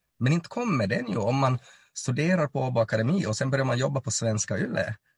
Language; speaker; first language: Swedish; native; Swedish